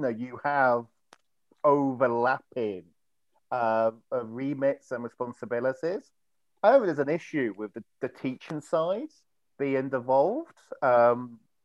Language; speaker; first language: English; native; English